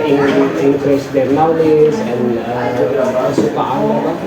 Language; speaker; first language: English; non-native, learner; Indonesian